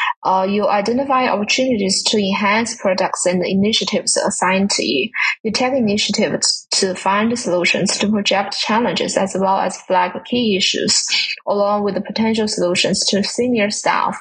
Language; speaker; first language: English; non-native, fluent; Chinese